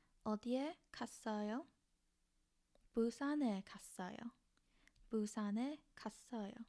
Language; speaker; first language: Korean; non-native, learner; English